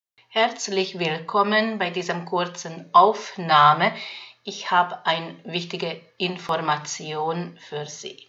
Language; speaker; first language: German; non-native, fluent; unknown